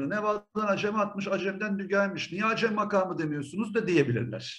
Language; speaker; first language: Turkish; native; Turkish